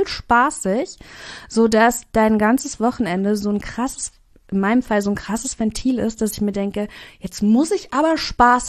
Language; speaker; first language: German; native; German